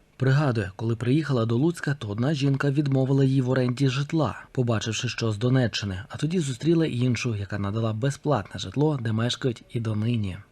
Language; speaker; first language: Ukrainian; native; Ukrainian